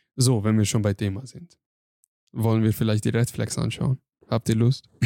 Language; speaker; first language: German; non-native, fluent; Hungarian